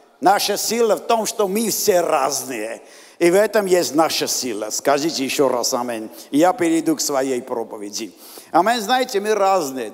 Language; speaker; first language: Russian; non-native, local second language; Armenian